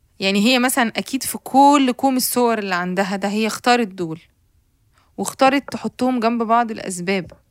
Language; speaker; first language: Arabic; native; Arabic